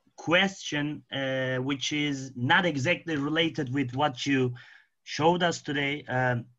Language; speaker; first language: English; non-native, fluent; Arabic